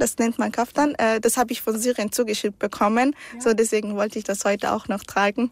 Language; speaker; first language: German; early bilingual, other home language; Arabic